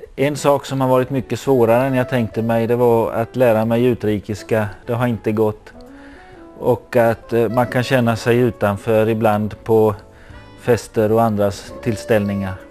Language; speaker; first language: Swedish; native; Swedish